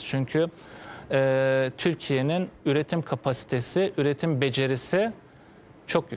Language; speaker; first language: Turkish; native; Turkish